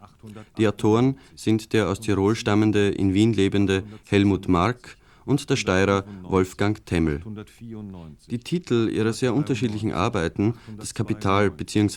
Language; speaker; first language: German; native; German